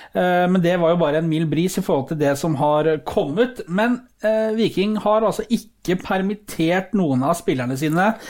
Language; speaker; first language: Norwegian; native; Norwegian